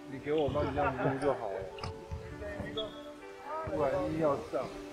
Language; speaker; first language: Chinese; native; Chinese